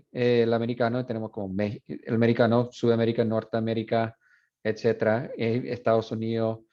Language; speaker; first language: Spanish; non-native, fluent; English